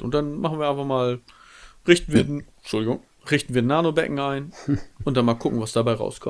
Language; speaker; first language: German; native; German